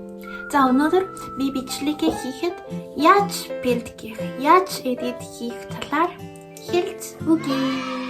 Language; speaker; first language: Mongolian; non-native, learner; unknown